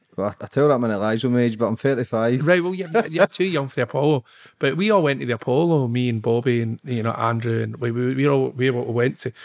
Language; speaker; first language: English; native; English